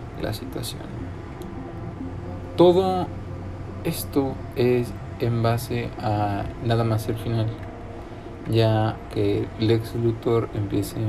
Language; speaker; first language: Spanish; native; Spanish